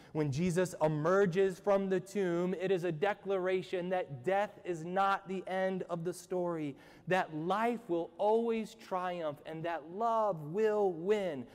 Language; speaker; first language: English; native; English